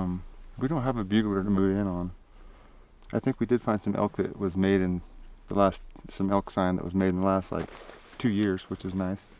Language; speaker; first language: English; native; English